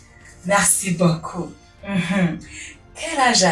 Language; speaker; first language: French; non-native, local second language; Kinyarwanda